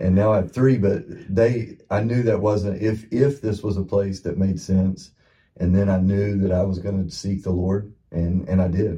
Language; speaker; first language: English; native; English